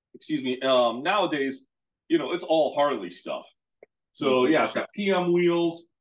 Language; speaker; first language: English; native; English